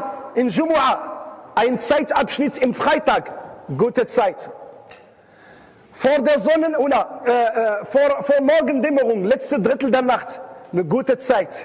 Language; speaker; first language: German; non-native, fluent; Arabic